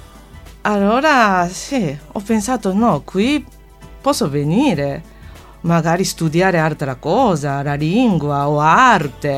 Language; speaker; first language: Italian; non-native, fluent; Japanese